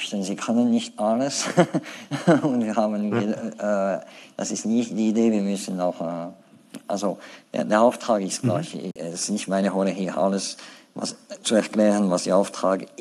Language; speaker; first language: German; non-native, fluent; French